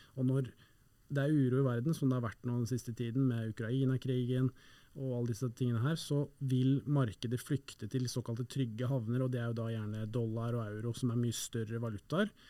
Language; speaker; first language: Norwegian; native; Norwegian